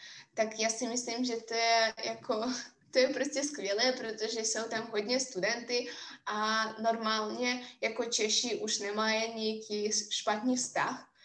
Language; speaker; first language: Czech; non-native, fluent; Russian